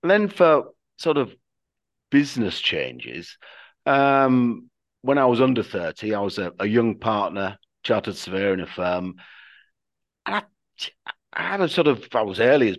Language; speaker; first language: English; native; English